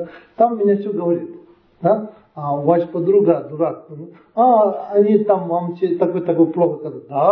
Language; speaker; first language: Russian; non-native, learner; Tibetan